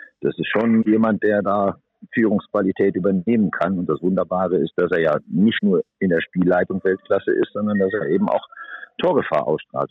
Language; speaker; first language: German; native; German